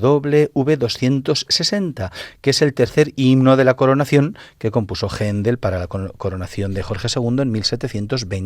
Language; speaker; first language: Spanish; native; Spanish